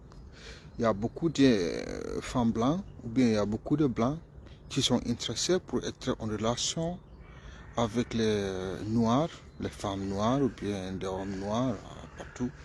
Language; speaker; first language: French; non-native, fluent; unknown